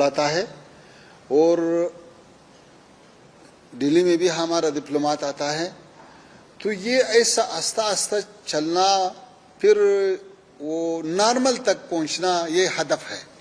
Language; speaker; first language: Hindi; non-native, fluent; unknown